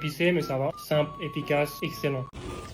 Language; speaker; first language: French; native; French